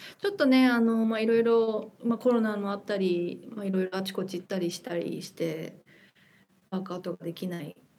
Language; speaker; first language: Japanese; early bilingual, heritage; Japanese